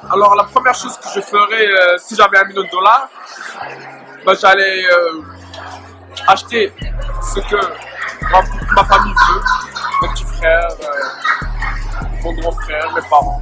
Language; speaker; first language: French; non-native, local second language; English